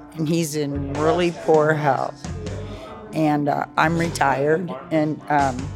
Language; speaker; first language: English; native; English